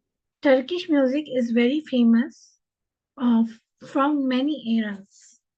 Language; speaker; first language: English; non-native, local second language; Hindi